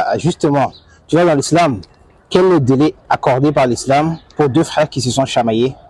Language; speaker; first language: French; non-native, local second language; Malagasy